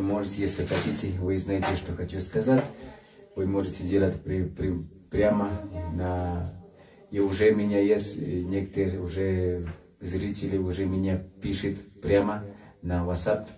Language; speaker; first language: Russian; non-native, learner; Spanish